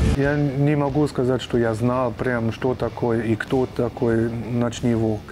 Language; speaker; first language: Russian; non-native, fluent; German